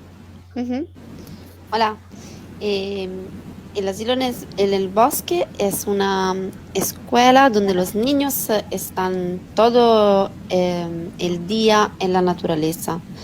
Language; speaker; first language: Spanish; non-native, learner; Italian